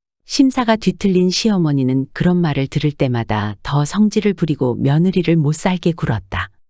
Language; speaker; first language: Korean; native; Korean